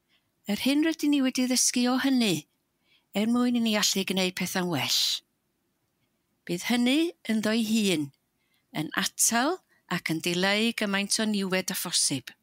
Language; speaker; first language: Welsh; native; Welsh